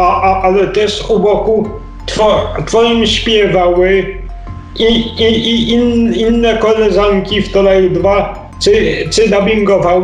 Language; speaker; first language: Polish; native; Polish